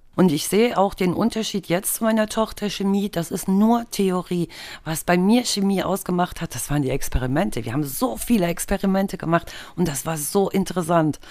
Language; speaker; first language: German; native; German